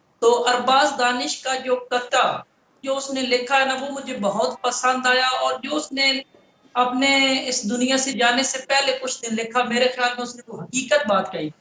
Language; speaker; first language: Urdu; non-native, local second language; Punjabi